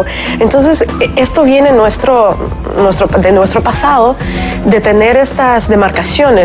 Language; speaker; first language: Spanish; non-native, fluent; Russian